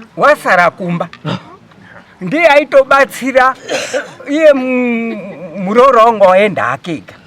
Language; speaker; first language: Shona; native; Shona